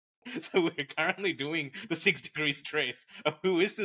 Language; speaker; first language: English; native; English